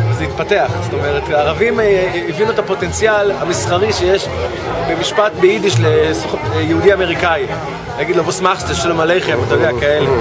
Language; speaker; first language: Hebrew; native; Hebrew